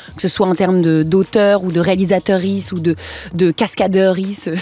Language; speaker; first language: French; native; French